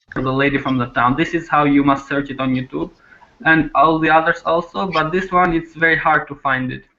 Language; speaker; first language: English; non-native, fluent; Albanian